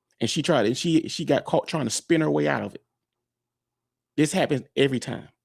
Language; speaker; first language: English; native; English